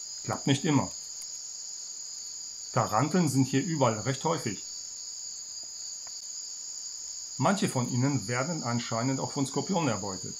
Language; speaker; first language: German; native; German